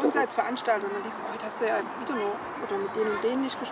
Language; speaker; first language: German; native; German